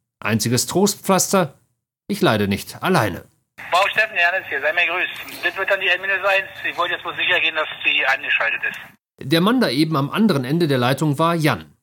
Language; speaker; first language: German; native; German